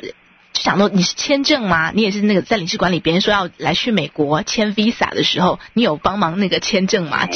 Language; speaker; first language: Chinese; native; Chinese